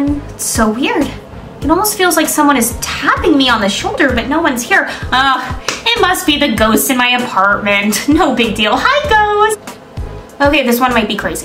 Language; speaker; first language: English; native; English